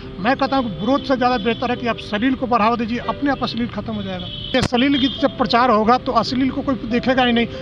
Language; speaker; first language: Hindi; non-native, local second language; Bhojpuri